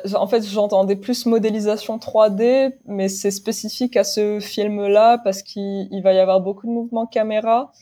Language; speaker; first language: French; non-native, local second language; Arabic